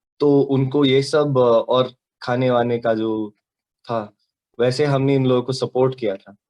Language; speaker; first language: Hindi; non-native, local second language; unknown